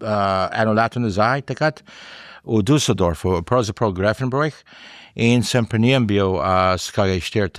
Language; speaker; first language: Slovenian; early bilingual, heritage; English